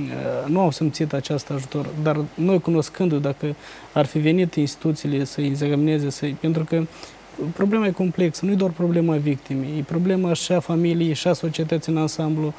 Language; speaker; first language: Romanian; native; Romanian